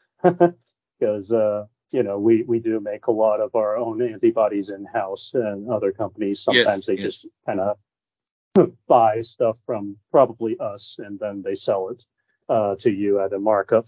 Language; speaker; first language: English; non-native, local second language; Cantonese